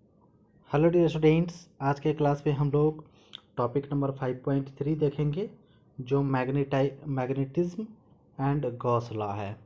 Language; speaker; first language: Hindi; native; Hindi